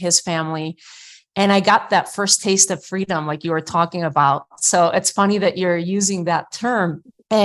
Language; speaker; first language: English; non-native, fluent; Spanish